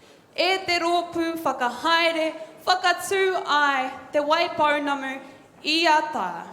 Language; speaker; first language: Māori; non-native, local second language; English